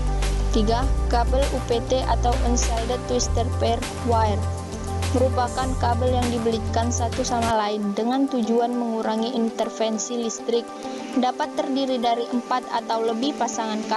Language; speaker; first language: Indonesian; native; Indonesian